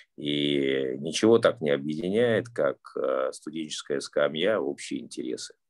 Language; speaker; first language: Russian; native; Russian